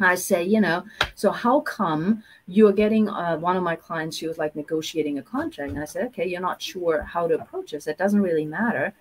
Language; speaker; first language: English; non-native, fluent; German